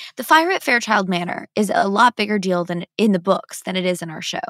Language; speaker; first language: English; native; English